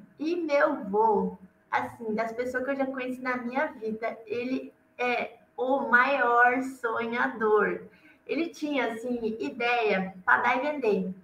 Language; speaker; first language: Portuguese; native; Portuguese